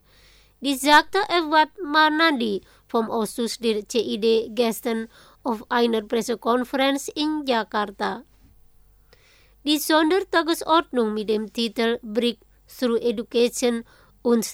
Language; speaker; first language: German; non-native, fluent; Indonesian